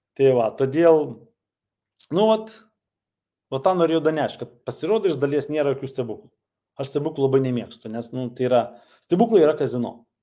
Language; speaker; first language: Lithuanian; non-native, local second language; Russian